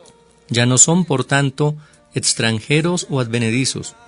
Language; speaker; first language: Spanish; native; Spanish